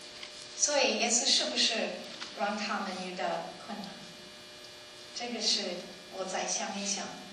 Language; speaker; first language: Chinese; non-native, learner; English